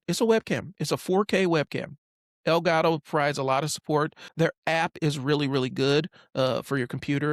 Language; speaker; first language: English; native; English